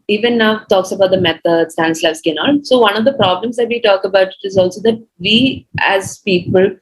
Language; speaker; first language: English; non-native, local second language; Malayalam